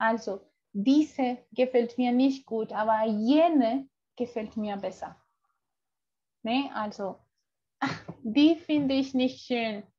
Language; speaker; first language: German; non-native, fluent; Spanish